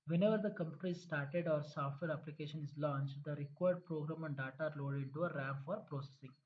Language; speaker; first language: English; non-native, local second language; Kannada